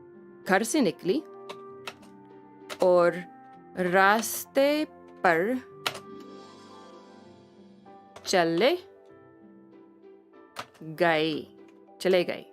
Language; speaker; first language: Hindi; non-native, learner; English